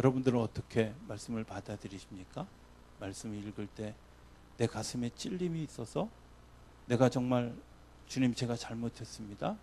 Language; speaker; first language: Korean; native; Korean